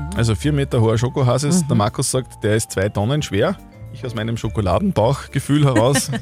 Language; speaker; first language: German; native; German